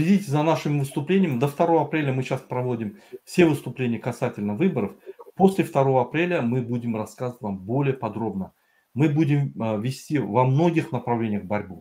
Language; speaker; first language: Russian; native; Russian